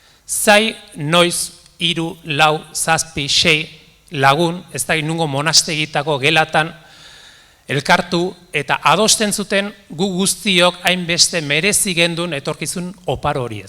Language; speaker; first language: Basque; native; Basque